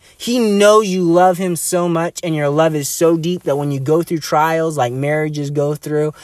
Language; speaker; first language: English; native; English